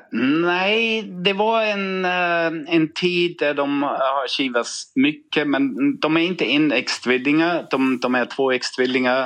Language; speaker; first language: Swedish; non-native, fluent; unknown